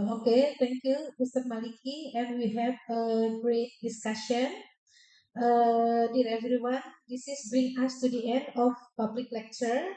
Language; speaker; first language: English; non-native, fluent; Indonesian